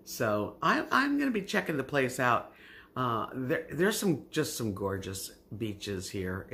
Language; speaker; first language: English; native; English